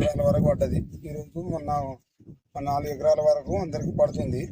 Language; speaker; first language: Telugu; native; Telugu